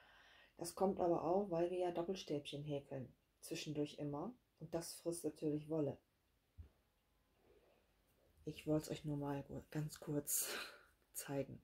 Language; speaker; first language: German; native; German